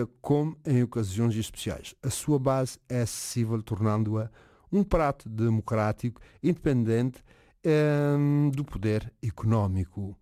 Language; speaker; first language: Portuguese; non-native, local second language; Kabuverdianu